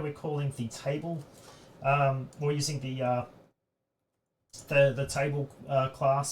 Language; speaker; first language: English; native; English